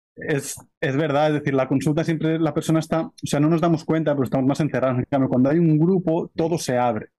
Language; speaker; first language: Spanish; native; Spanish